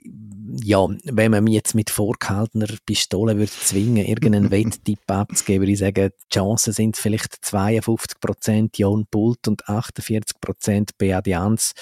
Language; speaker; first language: German; native; German